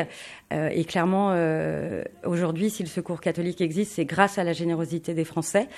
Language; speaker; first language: French; native; French